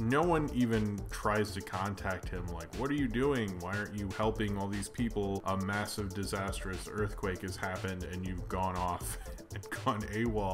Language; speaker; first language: English; native; English